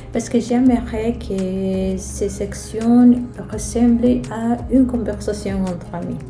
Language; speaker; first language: French; non-native, fluent; Spanish